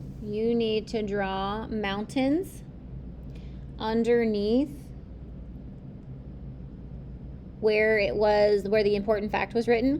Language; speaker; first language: English; native; English